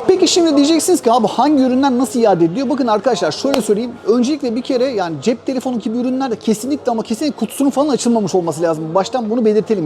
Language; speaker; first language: Turkish; native; Turkish